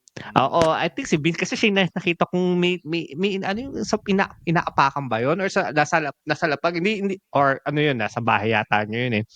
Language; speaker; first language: Filipino; native; Filipino